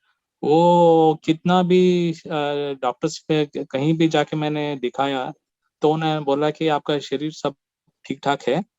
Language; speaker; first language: Hindi; non-native, local second language; Kannada